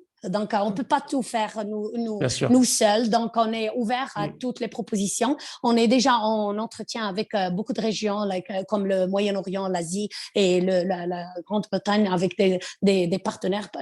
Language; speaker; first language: French; non-native, local second language; Arabic